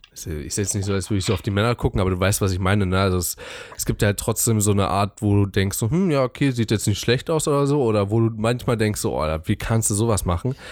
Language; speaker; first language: German; native; German